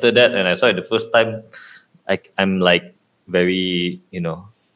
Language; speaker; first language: English; non-native, local second language; Malay